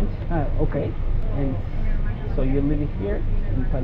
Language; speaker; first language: English; non-native, learner; Turkish